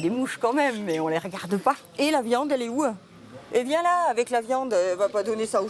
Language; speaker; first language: French; native; French